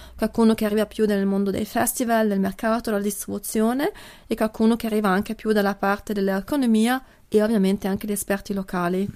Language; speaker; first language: Italian; non-native, local second language; German